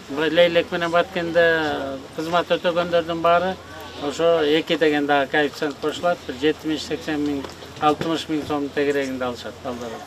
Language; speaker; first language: Kyrgyz; native; Kyrgyz